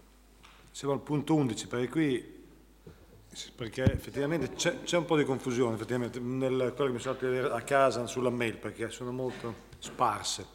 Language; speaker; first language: Italian; native; Italian